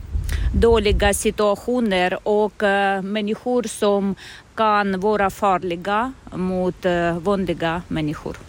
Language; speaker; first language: Swedish; non-native, learner; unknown